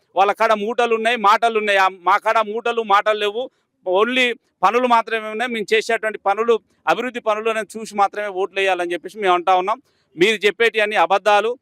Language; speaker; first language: Telugu; native; Telugu